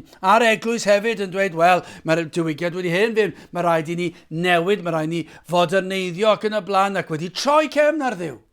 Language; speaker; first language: Welsh; native; Welsh